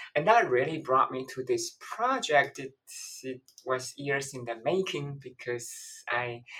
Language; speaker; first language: English; non-native, fluent; Chinese